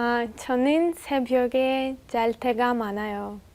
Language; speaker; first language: Korean; non-native, learner; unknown